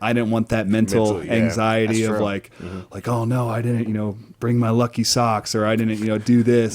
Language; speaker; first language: English; native; English